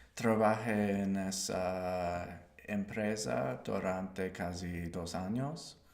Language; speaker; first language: Spanish; non-native, learner; English